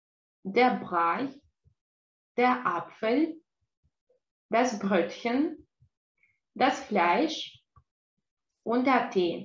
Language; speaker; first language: German; non-native, fluent; Russian